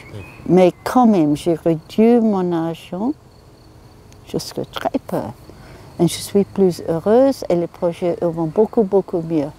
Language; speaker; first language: French; non-native, learner; English